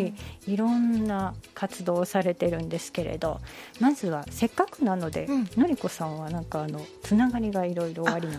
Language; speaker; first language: Japanese; native; Japanese